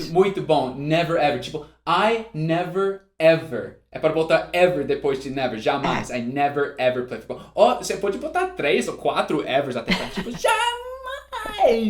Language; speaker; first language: Portuguese; non-native, fluent; English